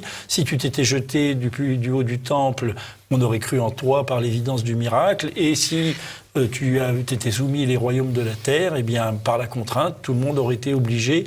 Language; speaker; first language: French; native; French